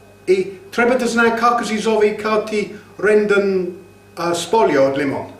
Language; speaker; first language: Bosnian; non-native, learner; English